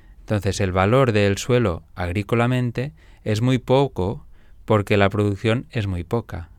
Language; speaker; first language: Spanish; non-native, local second language; Catalan